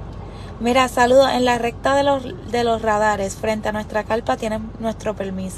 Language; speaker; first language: Spanish; native; Spanish